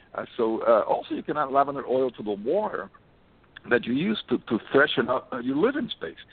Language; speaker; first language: English; early bilingual, other home language; Spanish